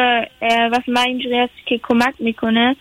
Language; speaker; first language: Persian; early bilingual, heritage; Persian